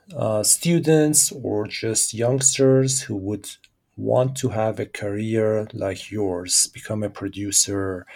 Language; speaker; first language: English; non-native, fluent; Persian